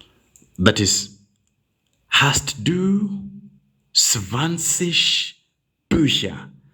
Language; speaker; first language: German; non-native, learner; English